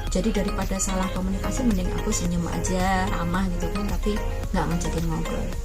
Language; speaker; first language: Indonesian; non-native, local second language; Javanese